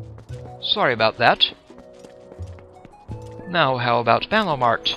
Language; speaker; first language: English; native; English